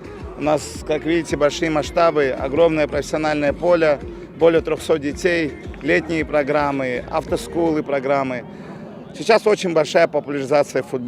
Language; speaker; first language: Russian; non-native, local second language; Uzbek